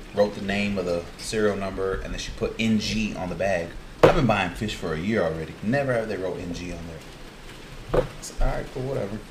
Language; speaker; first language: English; native; English